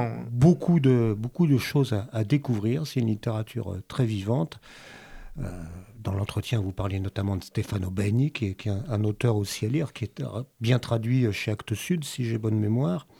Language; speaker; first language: French; native; French